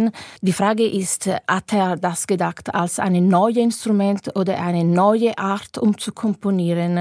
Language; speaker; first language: German; non-native, fluent; Italian